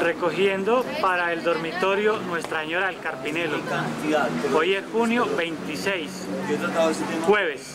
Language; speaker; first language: Spanish; native; Spanish